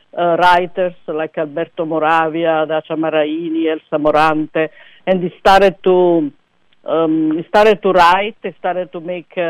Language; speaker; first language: English; non-native, fluent; Italian